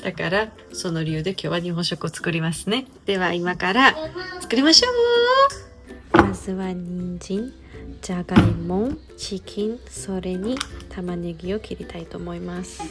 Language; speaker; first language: Japanese; non-native, learner; Georgian